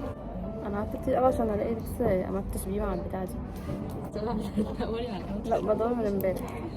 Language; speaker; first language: Arabic; native; Arabic